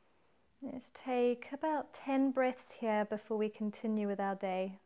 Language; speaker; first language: English; native; English